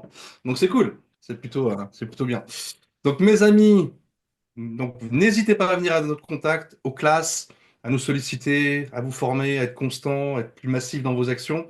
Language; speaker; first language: French; native; French